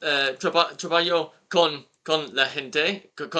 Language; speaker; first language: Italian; non-native, learner; English